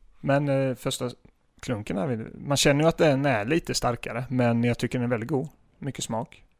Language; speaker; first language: Swedish; native; Swedish